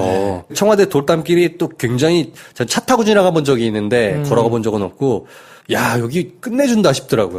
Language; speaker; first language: Korean; native; Korean